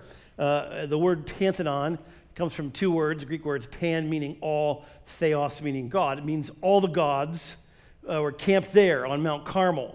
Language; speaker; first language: English; native; English